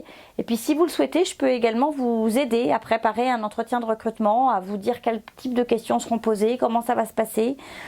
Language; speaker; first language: French; native; French